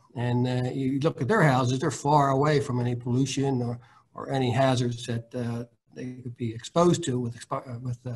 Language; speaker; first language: English; native; English